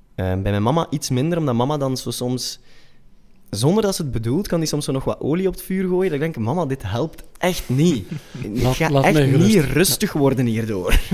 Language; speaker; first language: Dutch; native; Dutch